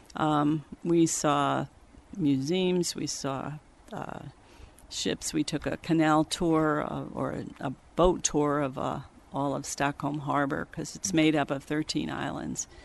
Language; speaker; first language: English; early bilingual, other home language; Swedish